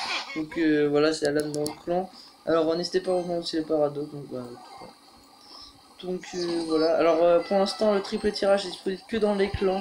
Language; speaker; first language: French; native; French